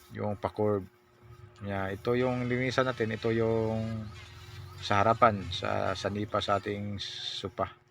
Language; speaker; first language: Filipino; non-native, local second language; Cebuano